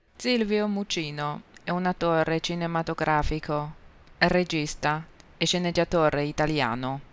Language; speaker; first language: Italian; non-native, fluent; Chinese